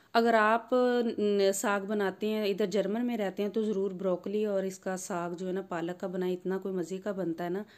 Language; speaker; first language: Urdu; non-native, local second language; Punjabi